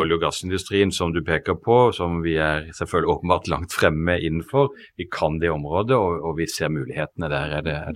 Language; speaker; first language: Norwegian; native; Norwegian